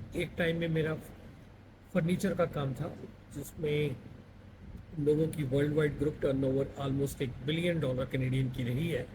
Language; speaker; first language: Hindi; non-native, local second language; Punjabi